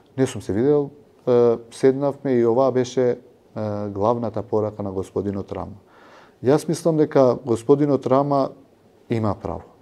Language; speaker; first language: Macedonian; non-native, local second language; Albanian